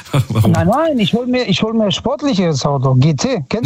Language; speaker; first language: German; early bilingual, other home language; Italian